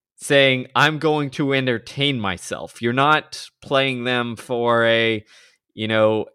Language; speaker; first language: English; native; English